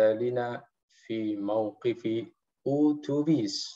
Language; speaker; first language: Arabic; non-native, fluent; Indonesian